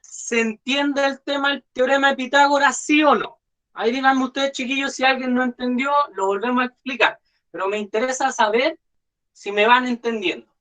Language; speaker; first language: Spanish; native; Spanish